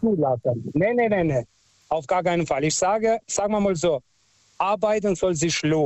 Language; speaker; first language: German; non-native, local second language; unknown